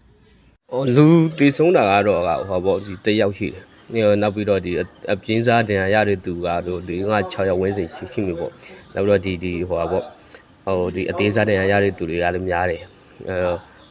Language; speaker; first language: Burmese; native; Burmese